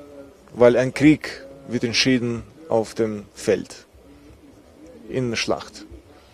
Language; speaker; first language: German; non-native, fluent; Ukrainian